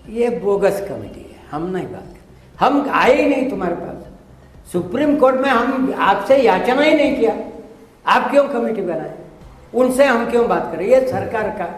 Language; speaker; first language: Hindi; non-native, local second language; Marathi